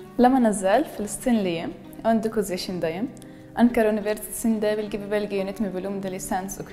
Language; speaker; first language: Turkish; non-native, fluent; Arabic